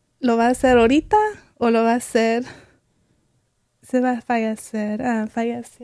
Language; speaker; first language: Spanish; early bilingual, heritage; Spanish